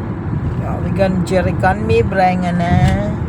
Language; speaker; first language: Dutch; non-native, learner; Filipino